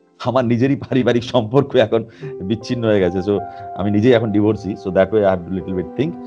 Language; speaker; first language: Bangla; native; Bangla